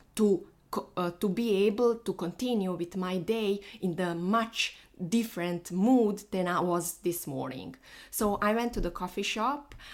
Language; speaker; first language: English; non-native, fluent; Bosnian